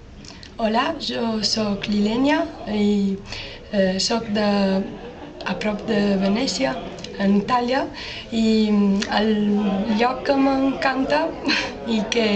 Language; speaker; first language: Catalan; non-native, learner; Italian